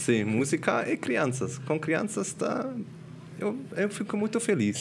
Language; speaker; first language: Portuguese; non-native, learner; Swiss German